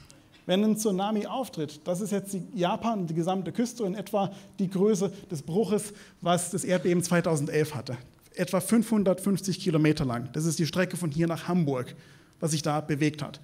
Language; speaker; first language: German; native; German